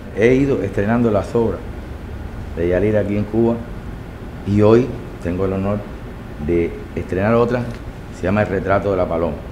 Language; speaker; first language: Spanish; native; Spanish